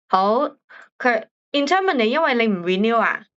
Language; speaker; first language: Cantonese; native; Cantonese